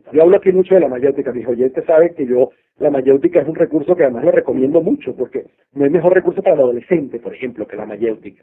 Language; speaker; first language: Spanish; native; Spanish